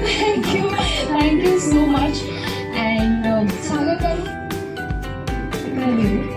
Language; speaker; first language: Telugu; non-native, learner; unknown